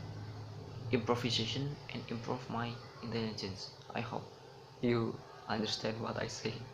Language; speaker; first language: English; non-native, learner; Indonesian